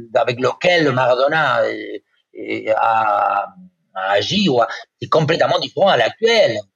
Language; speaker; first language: French; non-native, fluent; Spanish